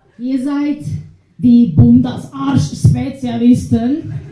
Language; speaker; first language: German; non-native, learner; Portuguese